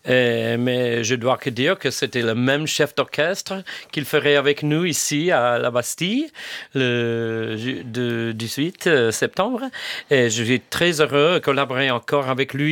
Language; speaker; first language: French; non-native, fluent; English